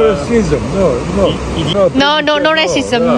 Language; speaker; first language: English; non-native, learner; Bosnian